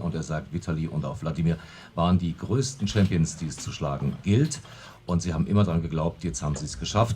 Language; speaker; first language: German; native; German